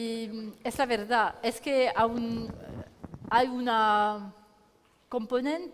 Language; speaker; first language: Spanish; non-native, learner; French